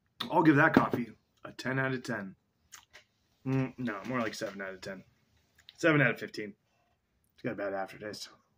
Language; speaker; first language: English; native; English